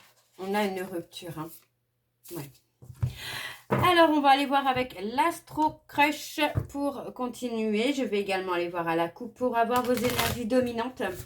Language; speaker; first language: French; native; French